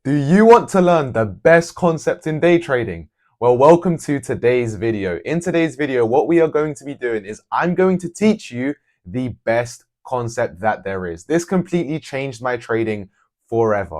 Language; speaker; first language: English; native; English